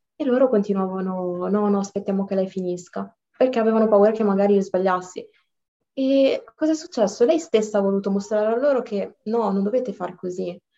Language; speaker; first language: Italian; early bilingual, other home language; Arabic